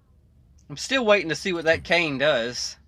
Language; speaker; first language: English; native; English